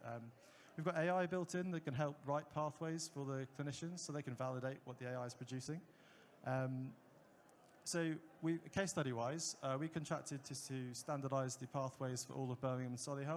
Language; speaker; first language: English; native; English